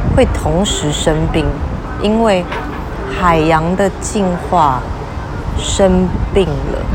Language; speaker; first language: Chinese; native; Chinese